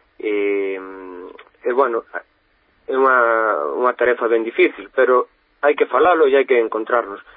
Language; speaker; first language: Galician; non-native, local second language; Spanish